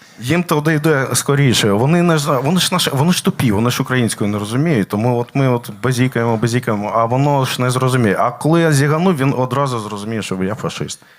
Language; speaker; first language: Ukrainian; non-native, local second language; Russian